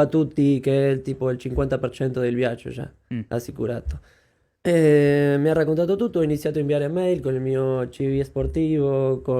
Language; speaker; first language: Italian; non-native, fluent; Spanish